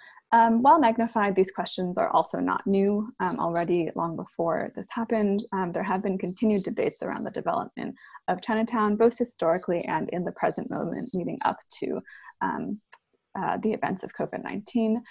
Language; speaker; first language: English; early bilingual, other home language; Chinese